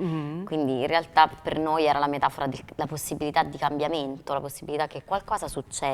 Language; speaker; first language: Italian; native; Italian